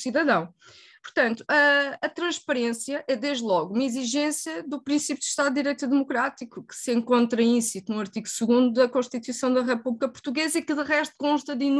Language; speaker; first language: Portuguese; native; Portuguese